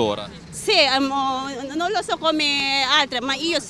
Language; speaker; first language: Italian; non-native, learner; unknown